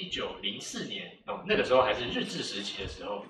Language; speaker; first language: Chinese; native; Chinese